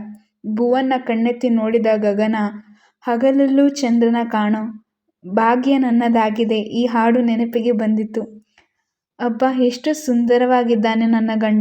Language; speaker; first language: Kannada; native; Kannada